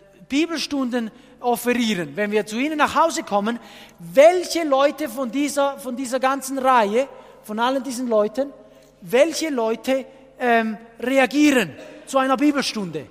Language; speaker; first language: German; non-native, fluent; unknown